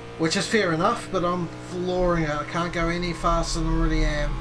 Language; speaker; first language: English; native; English